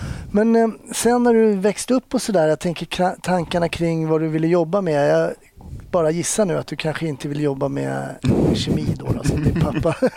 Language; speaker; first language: Swedish; native; Swedish